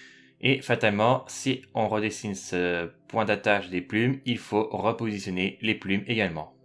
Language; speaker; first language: French; native; French